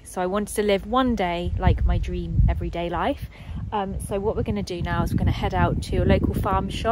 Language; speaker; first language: English; native; English